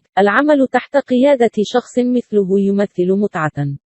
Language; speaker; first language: Arabic; native; Arabic